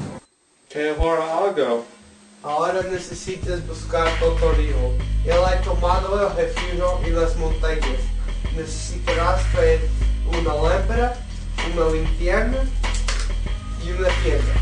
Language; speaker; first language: Spanish; non-native, learner; English